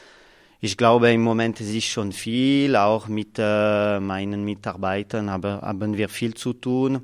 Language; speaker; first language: German; non-native, local second language; French